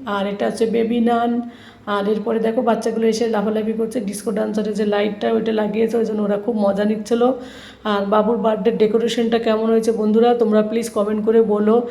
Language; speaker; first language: Bangla; native; Bangla